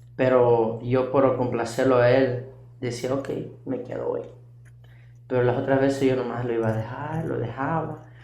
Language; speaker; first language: Spanish; early bilingual, heritage; Spanish